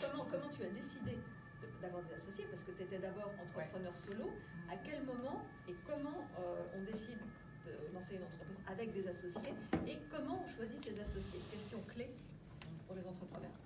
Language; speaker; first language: French; native; French